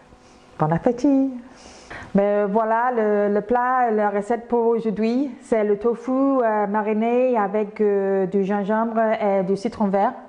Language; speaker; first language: French; non-native, fluent; English